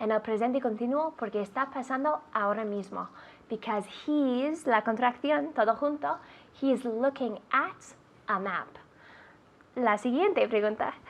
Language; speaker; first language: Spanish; non-native, fluent; English